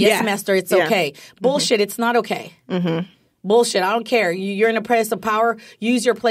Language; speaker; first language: English; native; English